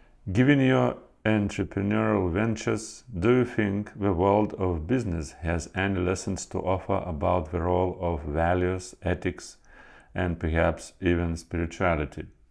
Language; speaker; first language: English; non-native, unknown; Lithuanian